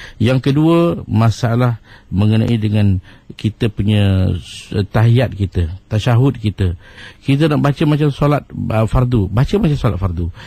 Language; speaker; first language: Malay; native; Malay